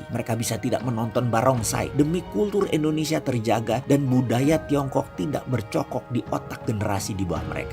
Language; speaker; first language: Indonesian; native; Indonesian